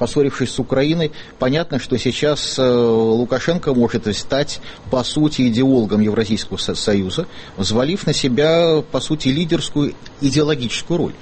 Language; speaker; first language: Russian; native; Russian